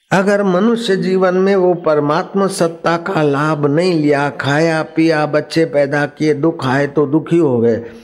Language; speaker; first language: Hindi; non-native, local second language; Sindhi